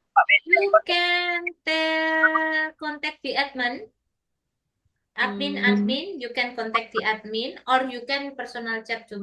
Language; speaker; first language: English; non-native, fluent; Indonesian